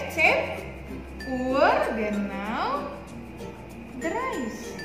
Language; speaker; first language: German; non-native, learner; Indonesian